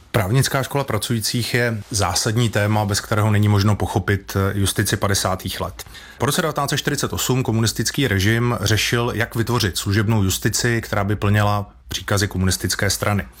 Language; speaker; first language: Czech; native; Czech